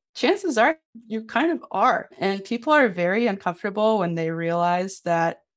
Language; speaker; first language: English; native; English